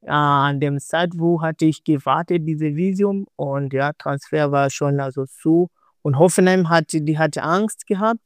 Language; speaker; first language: German; non-native, learner; Swahili